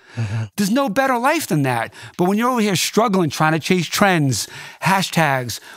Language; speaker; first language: English; native; English